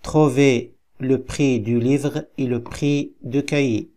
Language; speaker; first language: French; non-native, local second language; Arabic